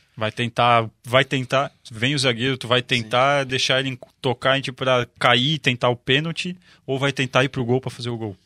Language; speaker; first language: Portuguese; native; Portuguese